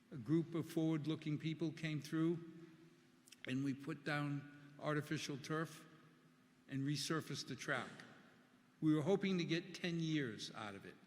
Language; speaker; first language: English; early bilingual, other home language; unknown